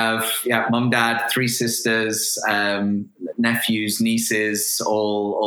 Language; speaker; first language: English; native; English